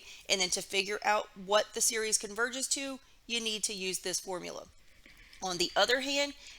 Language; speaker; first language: English; native; English